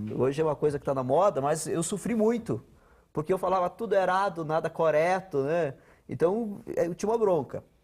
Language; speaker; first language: Portuguese; non-native, local second language; Ukrainian